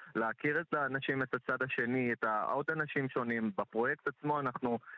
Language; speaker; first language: Hebrew; native; Hebrew